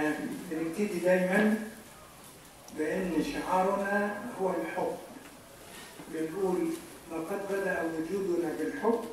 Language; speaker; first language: Arabic; native; Arabic